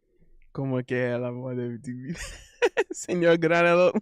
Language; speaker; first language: Spanish; non-native, learner; English